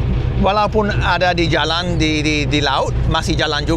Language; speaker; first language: Indonesian; non-native, fluent; English